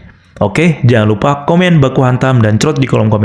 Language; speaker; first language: Indonesian; native; Indonesian